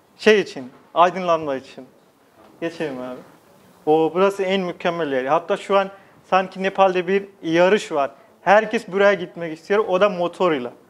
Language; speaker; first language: Turkish; non-native, fluent; Nepali